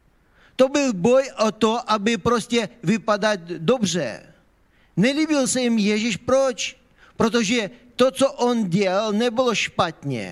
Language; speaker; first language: Czech; non-native, fluent; Ukrainian